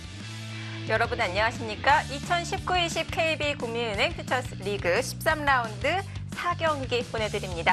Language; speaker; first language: Korean; native; Korean